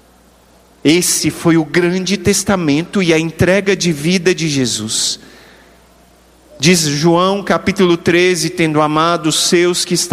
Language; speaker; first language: Portuguese; native; Portuguese